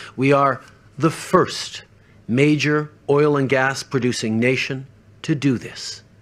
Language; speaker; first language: English; early bilingual, other home language; French